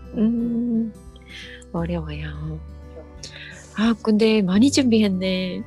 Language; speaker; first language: Korean; non-native, learner; Japanese